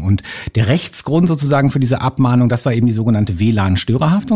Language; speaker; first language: German; native; German